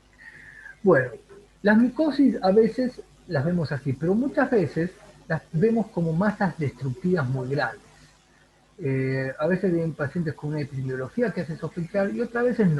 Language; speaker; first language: Spanish; native; Spanish